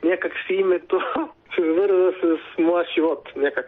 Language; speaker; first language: Bulgarian; non-native, fluent; Spanish